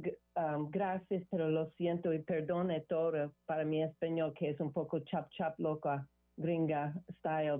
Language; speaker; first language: Spanish; non-native, learner; English